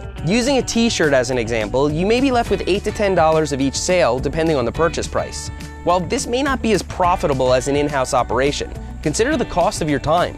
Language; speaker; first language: English; native; English